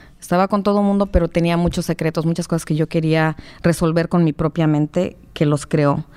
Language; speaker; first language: Spanish; native; Spanish